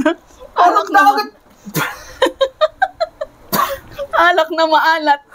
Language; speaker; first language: Filipino; native; Filipino